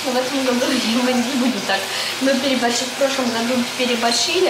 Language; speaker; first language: Russian; native; Russian